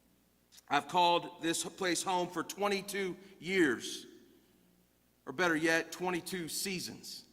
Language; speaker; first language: English; native; English